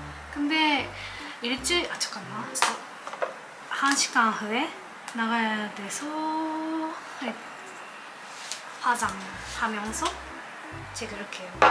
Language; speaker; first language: Korean; non-native, learner; Japanese